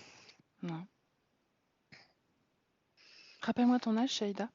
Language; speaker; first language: French; native; French